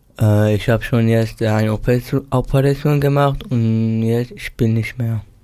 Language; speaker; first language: German; non-native, learner; Turkish